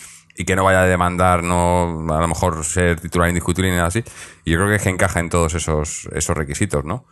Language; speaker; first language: Spanish; native; Spanish